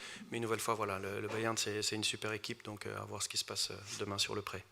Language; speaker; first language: French; native; French